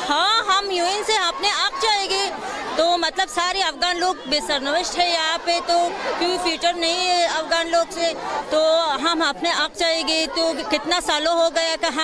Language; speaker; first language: Hindi; non-native, learner; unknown